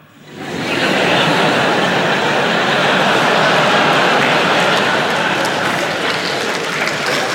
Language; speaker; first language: English; native; English